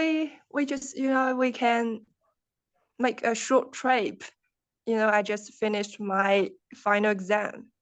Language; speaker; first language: English; non-native, learner; Chinese